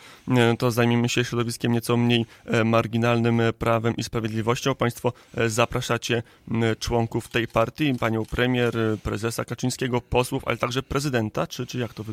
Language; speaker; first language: Polish; native; Polish